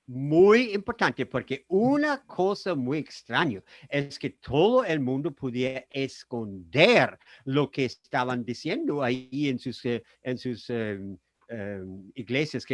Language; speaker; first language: Spanish; non-native, fluent; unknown